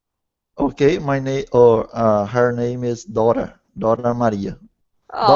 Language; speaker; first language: English; non-native, learner; Portuguese